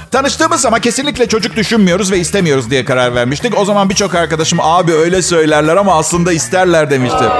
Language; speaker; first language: Turkish; non-native, fluent; Italian